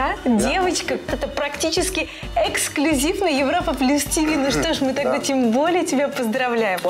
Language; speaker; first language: Russian; native; Russian